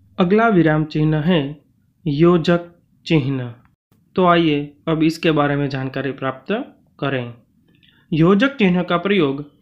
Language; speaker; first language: Hindi; non-native, local second language; Gujarati